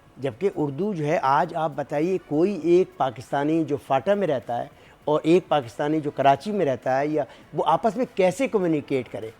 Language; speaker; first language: Urdu; native; Urdu